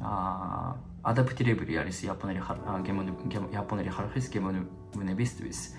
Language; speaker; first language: Georgian; non-native, fluent; Japanese